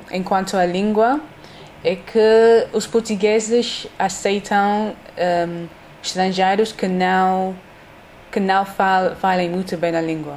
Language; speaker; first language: Portuguese; non-native, learner; English